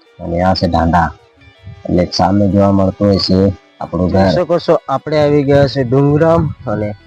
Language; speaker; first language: Gujarati; non-native, local second language; Bhili